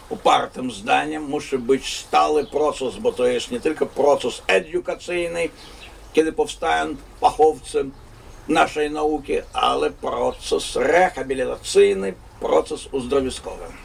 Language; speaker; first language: Polish; non-native, fluent; Russian